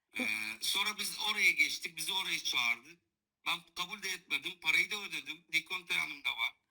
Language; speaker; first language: Turkish; non-native, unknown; Kurdish